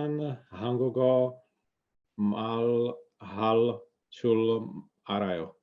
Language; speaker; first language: Korean; non-native, learner; English